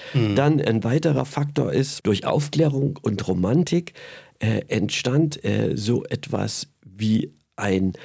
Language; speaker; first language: German; native; German